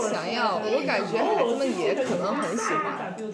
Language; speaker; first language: Chinese; non-native, learner; English